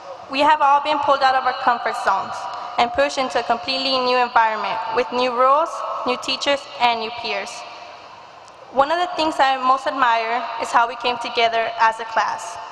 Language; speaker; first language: English; early bilingual, other home language; Spanish